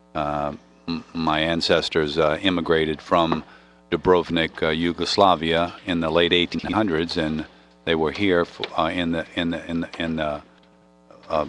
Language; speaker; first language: English; native; English